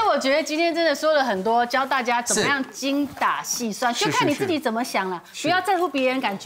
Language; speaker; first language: Chinese; native; Chinese